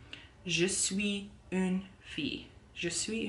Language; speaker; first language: French; non-native, learner; English